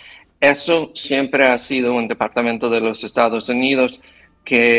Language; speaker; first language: Spanish; non-native, fluent; English